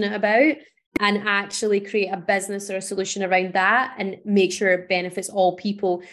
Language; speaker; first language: English; native; English